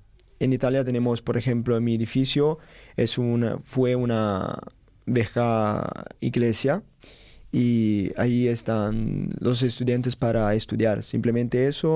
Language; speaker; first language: Spanish; non-native, learner; Italian